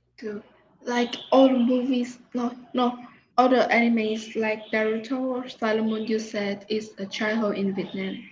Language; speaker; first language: English; non-native, learner; Vietnamese